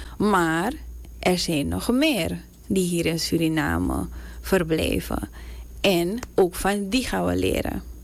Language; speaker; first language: Dutch; native; Dutch